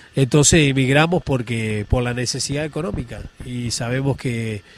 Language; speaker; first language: Spanish; native; Spanish